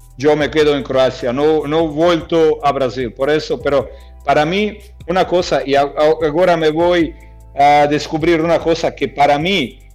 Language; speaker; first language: Spanish; non-native, fluent; Croatian